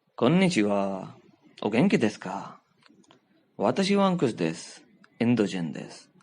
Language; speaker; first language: Japanese; non-native, learner; Hindi